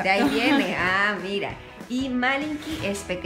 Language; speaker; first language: Spanish; native; Spanish